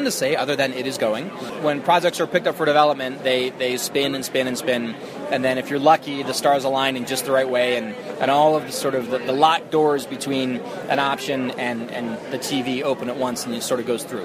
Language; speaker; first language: English; native; English